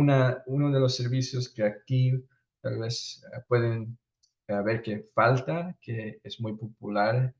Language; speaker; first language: Spanish; early bilingual, heritage; Spanish